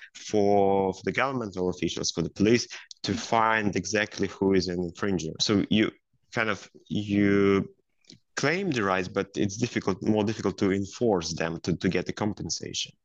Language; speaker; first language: English; non-native, fluent; Russian